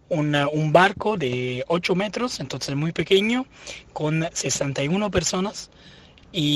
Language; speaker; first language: Spanish; non-native, fluent; Italian